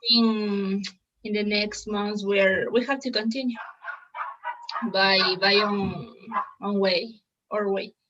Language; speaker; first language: English; non-native, learner; Spanish